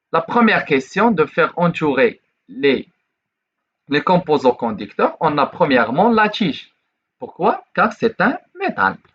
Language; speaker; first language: French; non-native, local second language; Arabic